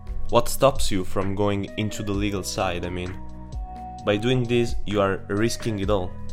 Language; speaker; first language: English; non-native, fluent; Italian